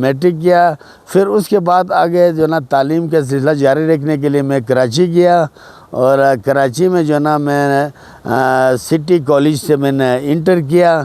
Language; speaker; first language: Urdu; non-native, local second language; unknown